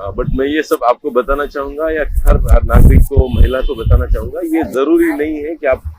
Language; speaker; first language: Hindi; non-native, local second language; Marathi